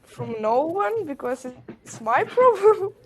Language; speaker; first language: English; non-native, learner; Russian